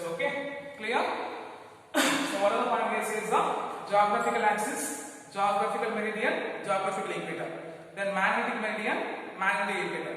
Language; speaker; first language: English; non-native, local second language; Tamil